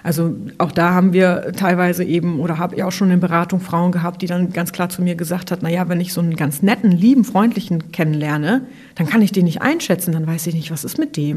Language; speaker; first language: German; native; German